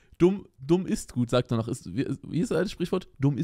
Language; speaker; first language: German; native; German